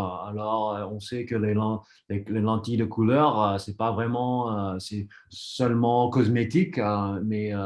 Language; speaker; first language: French; non-native, fluent; English